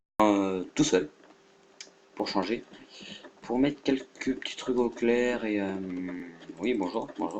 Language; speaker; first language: French; native; French